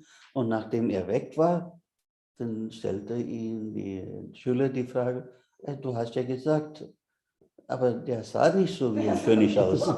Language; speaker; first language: German; non-native, fluent; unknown